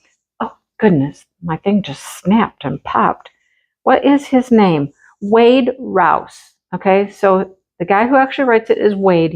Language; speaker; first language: English; native; English